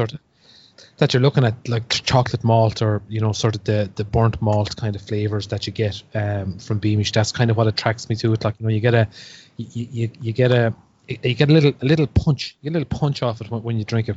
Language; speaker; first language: English; native; English